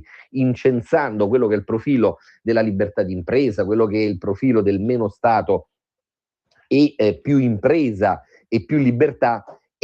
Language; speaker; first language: Italian; native; Italian